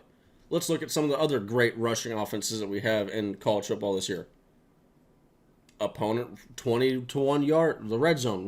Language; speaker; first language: English; native; English